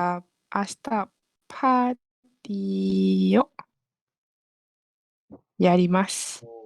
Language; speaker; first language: Japanese; non-native, learner; Malay